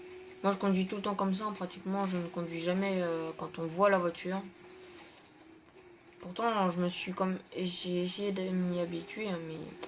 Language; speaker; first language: French; native; French